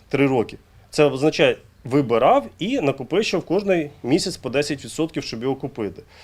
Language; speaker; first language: Ukrainian; native; Ukrainian